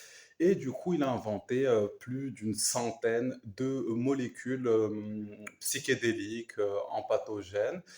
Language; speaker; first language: French; native; French